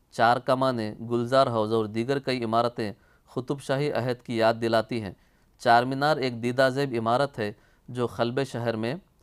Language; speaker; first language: Urdu; native; Urdu